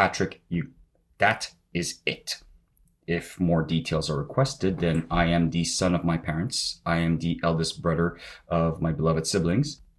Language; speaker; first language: English; native; English